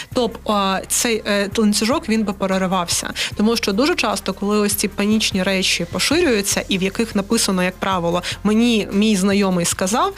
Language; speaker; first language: Ukrainian; native; Ukrainian